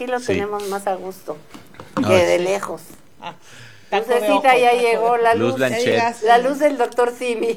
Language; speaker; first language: Spanish; native; Spanish